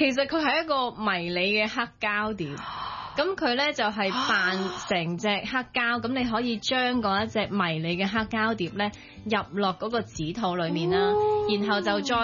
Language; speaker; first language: Cantonese; native; Cantonese